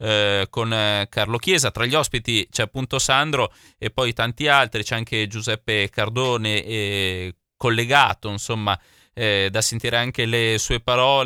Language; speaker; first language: Italian; native; Italian